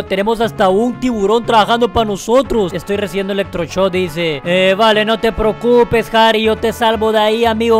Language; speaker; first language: Spanish; native; Spanish